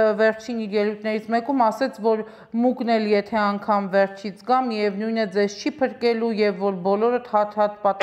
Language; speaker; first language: Armenian; native; Armenian